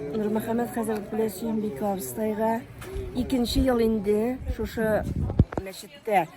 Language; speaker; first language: Tatar; native; Tatar